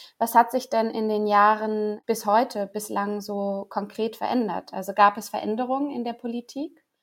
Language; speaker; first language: German; native; German